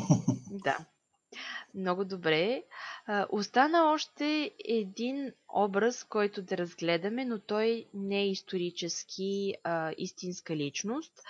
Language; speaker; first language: Bulgarian; native; Bulgarian